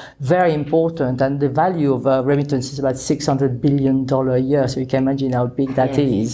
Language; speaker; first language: English; non-native, fluent; French